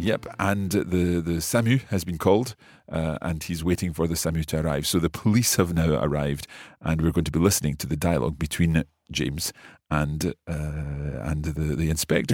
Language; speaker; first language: English; native; English